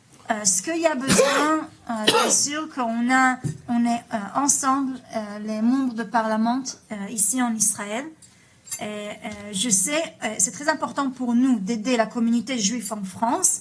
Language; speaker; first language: French; early bilingual, heritage; Hebrew